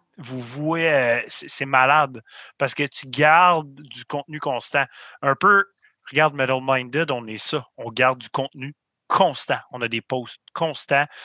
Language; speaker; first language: French; native; French